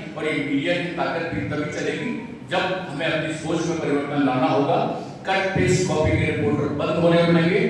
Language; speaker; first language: Hindi; native; Hindi